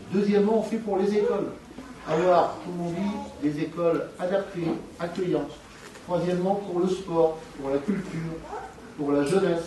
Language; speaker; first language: French; native; French